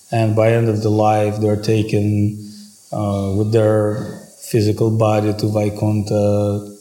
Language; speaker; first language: English; non-native, fluent; Russian